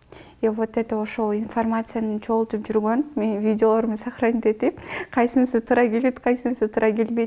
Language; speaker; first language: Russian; non-native, local second language; Kyrgyz